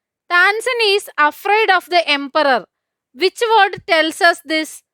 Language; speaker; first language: English; non-native, local second language; Malayalam